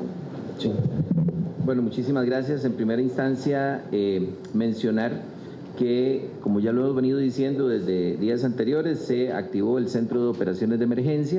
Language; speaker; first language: Spanish; native; Spanish